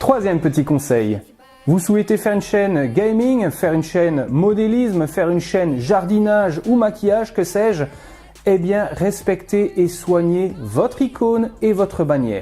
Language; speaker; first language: French; native; French